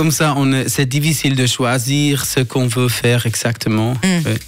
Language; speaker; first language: French; non-native, local second language; German